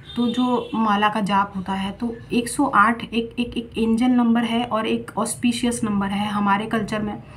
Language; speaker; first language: Hindi; non-native, local second language; Bangla